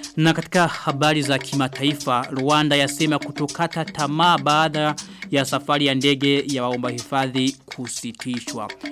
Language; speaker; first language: Swahili; non-native, local second language; Rundi